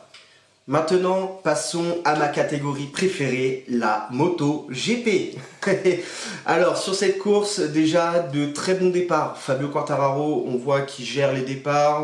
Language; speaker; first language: French; native; French